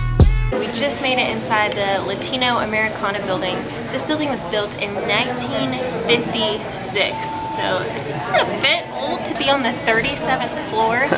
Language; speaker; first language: English; native; English